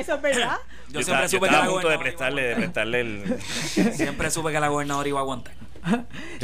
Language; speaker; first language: Spanish; native; Spanish